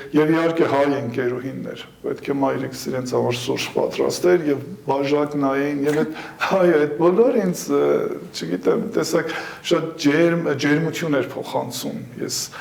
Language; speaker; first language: Armenian; early bilingual, heritage; Armenian